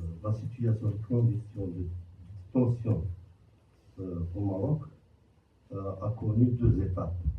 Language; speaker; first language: French; non-native, local second language; Arabic